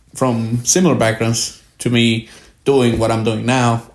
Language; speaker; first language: English; early bilingual, other home language; Spanish